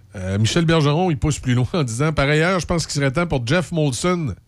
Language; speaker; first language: French; native; French